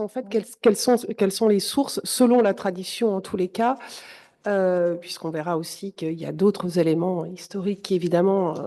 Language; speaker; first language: French; native; French